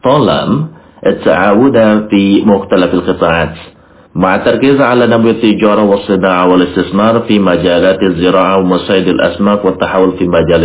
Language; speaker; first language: Arabic; non-native, fluent; Indonesian